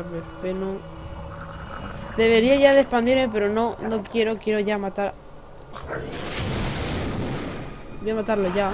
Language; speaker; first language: Spanish; native; Spanish